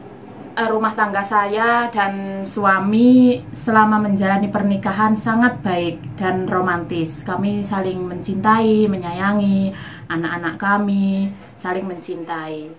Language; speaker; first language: Indonesian; non-native, local second language; Javanese